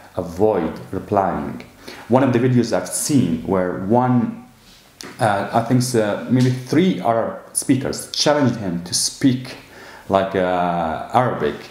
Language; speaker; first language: English; non-native, fluent; Arabic